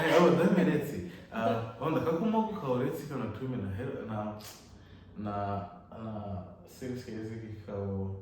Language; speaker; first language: Bosnian; non-native, learner; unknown